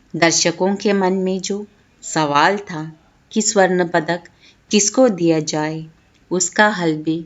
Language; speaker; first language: Hindi; non-native, local second language; Malayalam